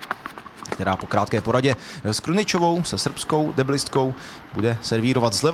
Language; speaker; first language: Czech; native; Czech